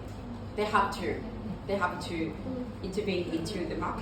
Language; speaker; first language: English; non-native, fluent; Vietnamese